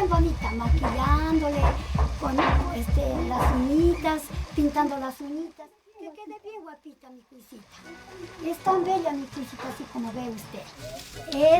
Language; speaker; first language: Spanish; native; Spanish